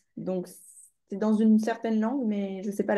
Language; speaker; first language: French; native; French